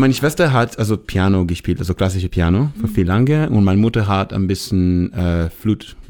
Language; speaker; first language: German; non-native, learner; Hebrew